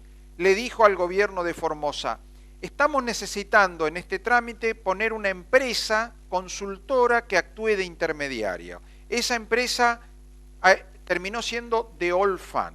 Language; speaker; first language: Spanish; native; Spanish